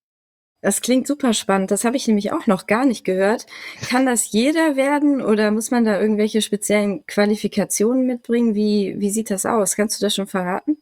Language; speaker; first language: German; native; German